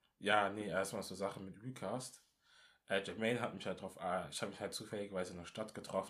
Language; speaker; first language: German; non-native, local second language; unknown